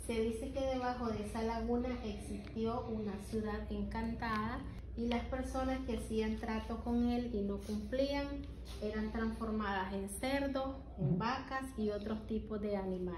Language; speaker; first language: Spanish; native; Spanish